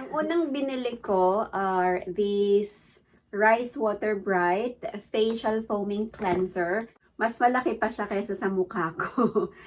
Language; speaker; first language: Filipino; native; Filipino